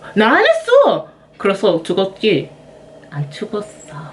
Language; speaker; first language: Korean; non-native, learner; English